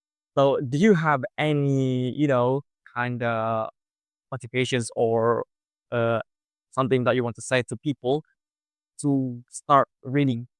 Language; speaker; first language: English; non-native, fluent; Indonesian